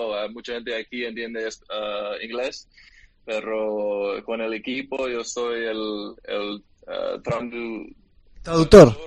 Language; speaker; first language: Spanish; non-native, learner; English